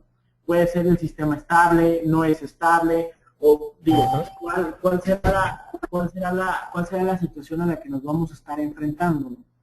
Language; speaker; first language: Spanish; native; Spanish